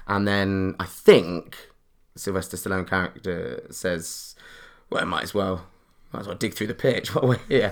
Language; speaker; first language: English; native; English